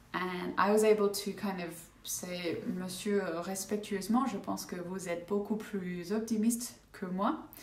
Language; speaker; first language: French; non-native, fluent; English